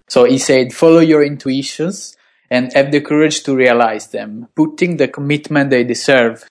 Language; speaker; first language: English; non-native, fluent; Italian